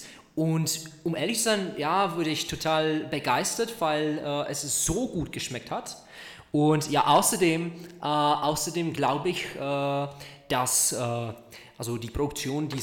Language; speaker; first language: German; non-native, learner; Czech